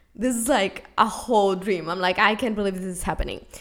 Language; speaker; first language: English; non-native, fluent; Spanish